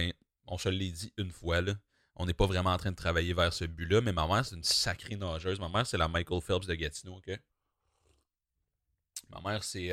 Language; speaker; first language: French; native; French